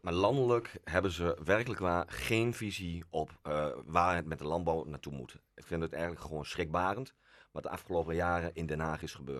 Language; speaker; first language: Dutch; native; Dutch